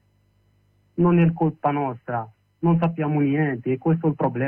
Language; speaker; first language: Italian; non-native, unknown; Arabic